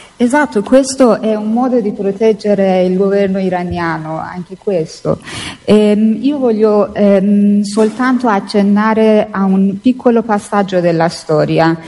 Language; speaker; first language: Italian; non-native, fluent; Persian